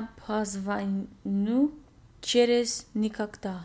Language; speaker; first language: Russian; non-native, learner; English